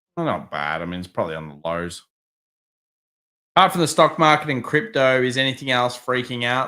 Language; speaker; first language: English; native; English